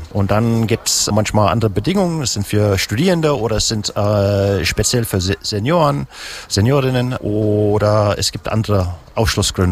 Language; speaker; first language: German; native; German